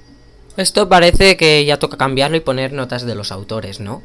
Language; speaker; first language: Spanish; native; Spanish